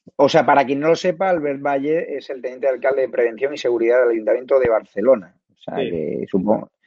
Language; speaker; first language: Spanish; native; Spanish